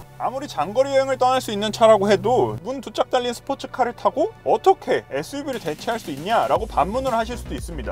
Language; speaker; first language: Korean; native; Korean